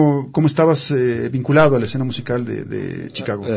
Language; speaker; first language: Spanish; native; Spanish